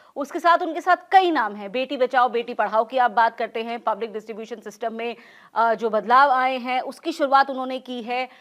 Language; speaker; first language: Hindi; native; Hindi